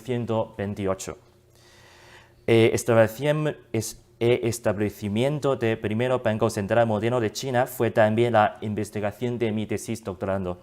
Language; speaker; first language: Spanish; non-native, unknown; Chinese